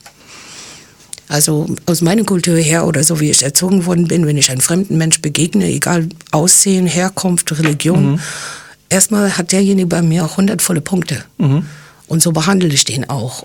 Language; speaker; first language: German; early bilingual, other home language; English